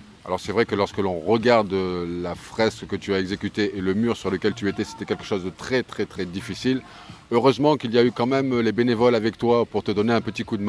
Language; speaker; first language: French; native; French